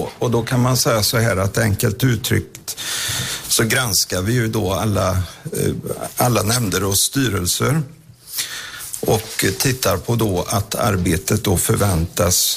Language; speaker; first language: Swedish; native; Swedish